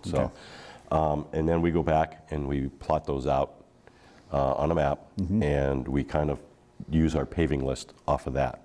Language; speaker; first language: English; native; English